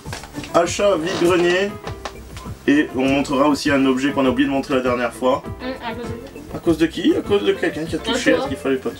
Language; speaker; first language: French; native; French